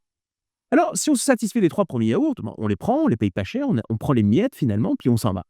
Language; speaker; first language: French; native; French